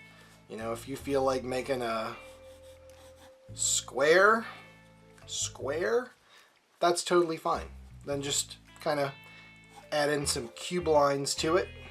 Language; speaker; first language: English; native; English